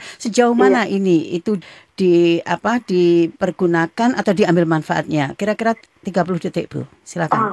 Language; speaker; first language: Indonesian; native; Indonesian